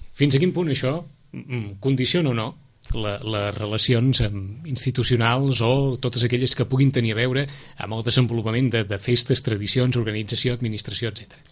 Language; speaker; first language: Catalan; native; Catalan